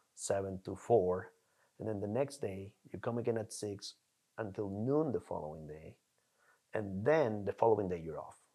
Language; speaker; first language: English; non-native, fluent; Spanish